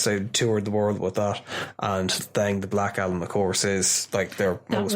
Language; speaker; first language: English; native; English